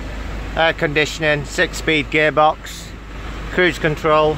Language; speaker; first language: English; native; English